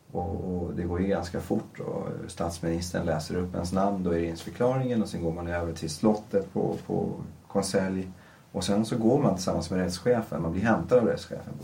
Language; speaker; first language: Swedish; early bilingual, other home language; Persian